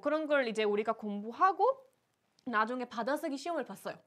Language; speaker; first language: Korean; non-native, fluent; Punjabi